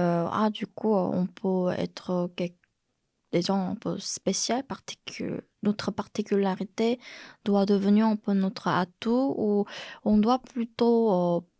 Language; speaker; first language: French; non-native, fluent; Korean